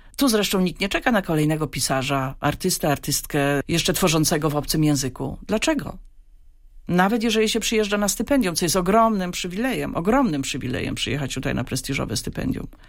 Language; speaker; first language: Polish; native; Polish